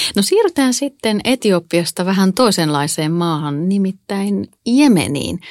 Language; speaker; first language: Finnish; native; Finnish